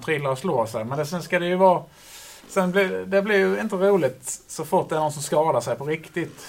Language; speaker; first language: Swedish; native; Swedish